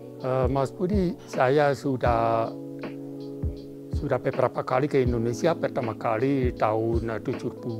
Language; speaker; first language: Indonesian; non-native, fluent; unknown